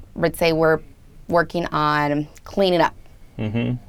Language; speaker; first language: English; non-native, fluent; Spanish